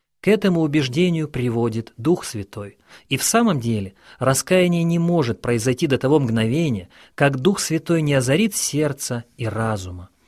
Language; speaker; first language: Russian; non-native, local second language; Ukrainian